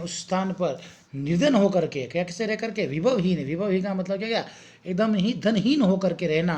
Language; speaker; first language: Hindi; native; Hindi